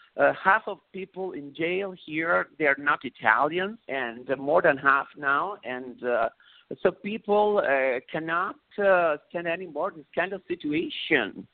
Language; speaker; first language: English; non-native, fluent; Italian